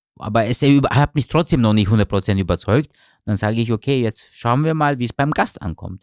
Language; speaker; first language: German; early bilingual, other home language; Turkish